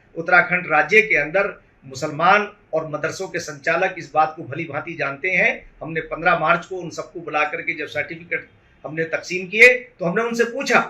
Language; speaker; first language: Hindi; native; Hindi